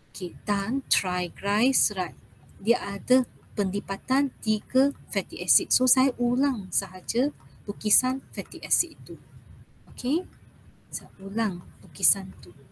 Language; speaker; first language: Malay; non-native, local second language; Chinese